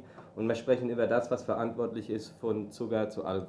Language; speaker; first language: German; early bilingual, heritage; English